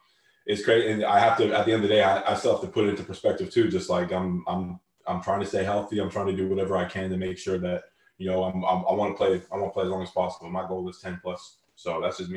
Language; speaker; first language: English; native; English